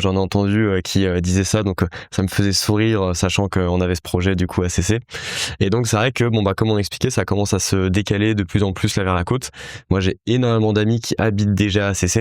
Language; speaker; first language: French; native; French